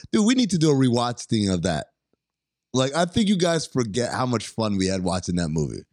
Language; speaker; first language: English; native; English